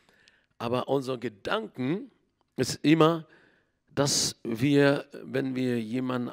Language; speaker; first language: German; non-native, learner; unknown